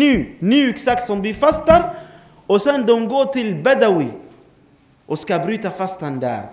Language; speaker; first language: Swedish; non-native, fluent; Arabic